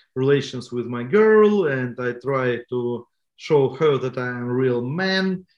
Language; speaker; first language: English; non-native, learner; Estonian